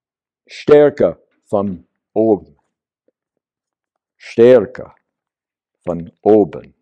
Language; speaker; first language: German; non-native, learner; English